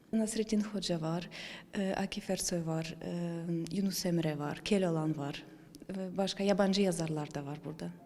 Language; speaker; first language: Turkish; non-native, fluent; Russian